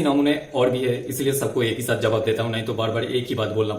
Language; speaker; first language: Hindi; native; Hindi